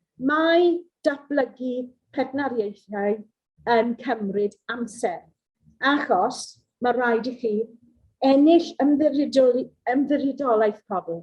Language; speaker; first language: Welsh; non-native, local second language; English